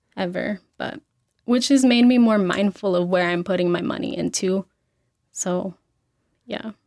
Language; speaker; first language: English; early bilingual, other home language; Spanish